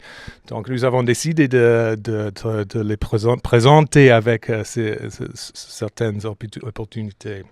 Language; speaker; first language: French; non-native, fluent; English